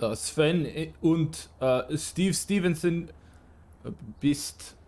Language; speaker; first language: German; non-native, learner; English